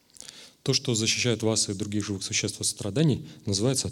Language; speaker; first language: Russian; native; Russian